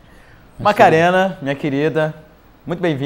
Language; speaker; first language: Portuguese; native; Portuguese